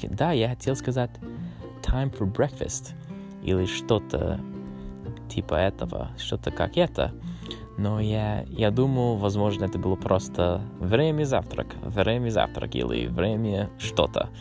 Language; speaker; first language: Russian; non-native, learner; English